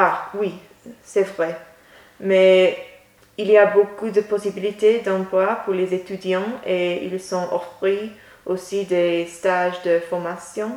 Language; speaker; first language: French; non-native, learner; English